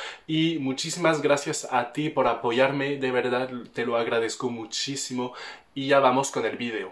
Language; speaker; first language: Spanish; non-native, fluent; French